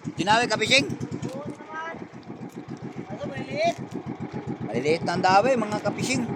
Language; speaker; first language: Filipino; non-native, local second language; Iloko